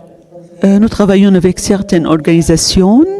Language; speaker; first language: French; non-native, fluent; Arabic